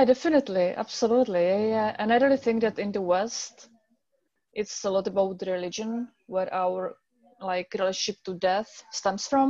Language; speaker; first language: English; non-native, fluent; Czech